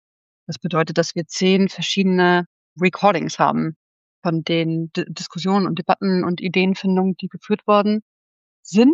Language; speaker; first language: German; native; German